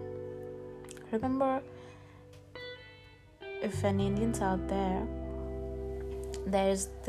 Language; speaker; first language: English; non-native, local second language; Gujarati